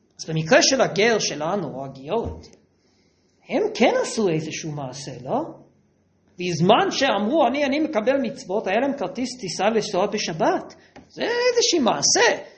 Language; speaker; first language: Hebrew; native; Hebrew